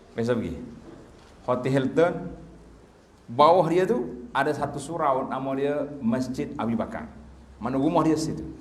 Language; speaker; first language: Malay; native; Malay